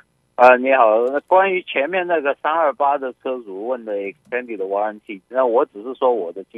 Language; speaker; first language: Chinese; native; Chinese